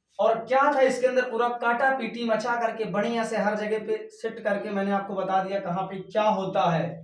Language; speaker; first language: Hindi; native; Hindi